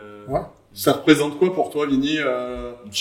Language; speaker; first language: French; native; French